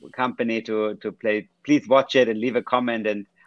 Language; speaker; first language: English; non-native, fluent; German